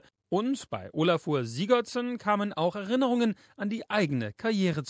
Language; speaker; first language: German; native; German